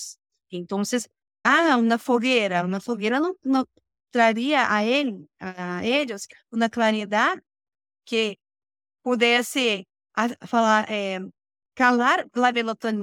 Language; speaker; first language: Spanish; non-native, learner; Portuguese